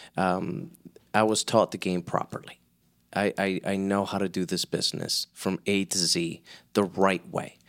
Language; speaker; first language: English; early bilingual, other home language; Spanish